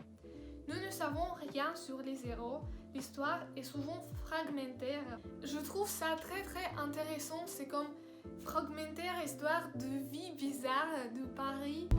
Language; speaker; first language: French; non-native, learner; Russian